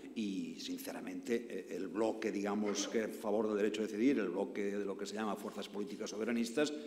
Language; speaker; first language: Spanish; non-native, local second language; Catalan